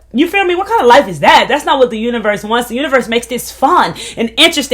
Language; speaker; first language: English; native; English